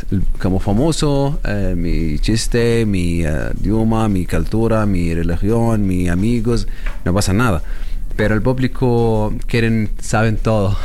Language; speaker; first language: Spanish; non-native, learner; Arabic